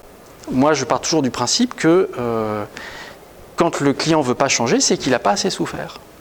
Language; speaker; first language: French; native; French